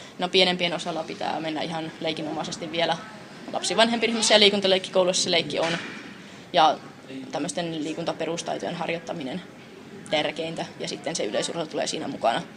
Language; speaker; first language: Finnish; native; Finnish